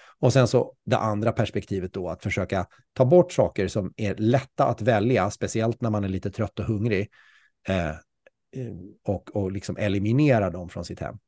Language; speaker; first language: Swedish; native; Swedish